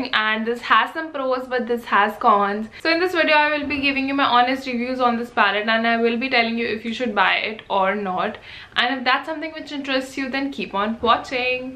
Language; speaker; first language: English; non-native, local second language; Hindi